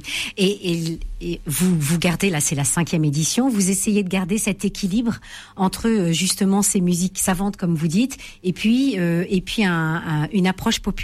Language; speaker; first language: French; native; French